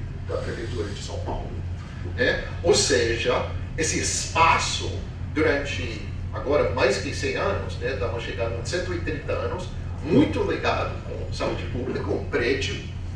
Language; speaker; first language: Portuguese; non-native, fluent; English